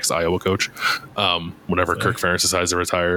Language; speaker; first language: English; native; English